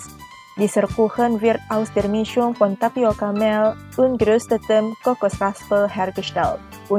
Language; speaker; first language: German; non-native, fluent; Indonesian